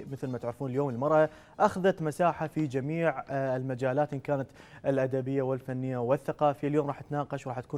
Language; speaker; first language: Arabic; native; Arabic